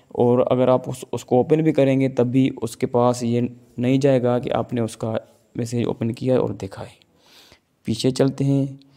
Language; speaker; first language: Urdu; non-native, local second language; Sindhi